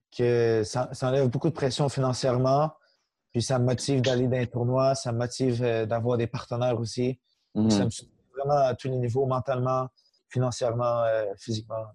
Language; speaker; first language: French; native; French